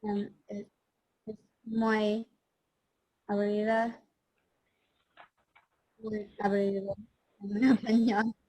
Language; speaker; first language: Spanish; non-native, learner; English